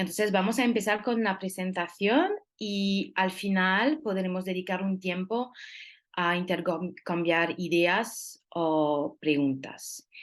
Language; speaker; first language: Spanish; non-native, fluent; French